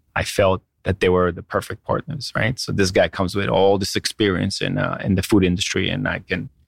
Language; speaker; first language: English; non-native, fluent; Hebrew